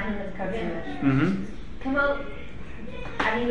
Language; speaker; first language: Hebrew; non-native, learner; English